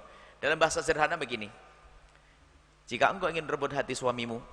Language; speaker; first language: Indonesian; native; Indonesian